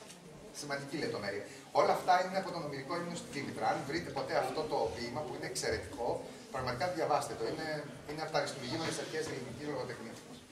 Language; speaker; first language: Greek; native; Greek